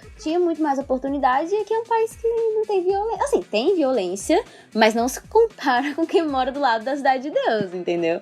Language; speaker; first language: Portuguese; native; Portuguese